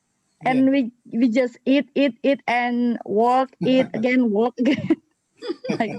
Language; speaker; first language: English; non-native, fluent; Indonesian